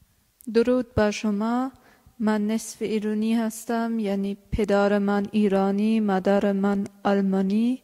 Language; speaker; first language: Persian; early bilingual, heritage; German